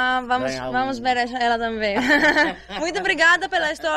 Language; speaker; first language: Portuguese; non-native, learner; Greek